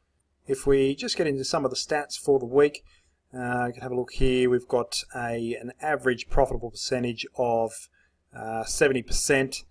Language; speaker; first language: English; native; English